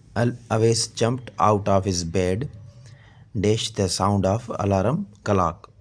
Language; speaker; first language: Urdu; non-native, local second language; Sindhi